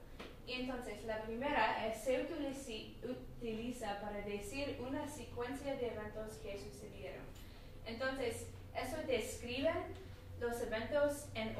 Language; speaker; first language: Spanish; non-native, learner; English